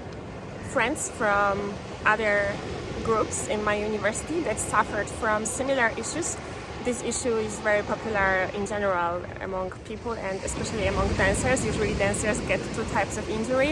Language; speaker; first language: English; non-native, fluent; Polish